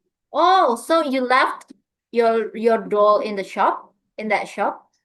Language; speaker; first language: English; non-native, fluent; Indonesian